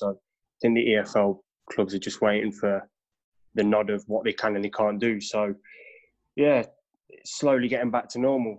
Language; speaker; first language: English; native; English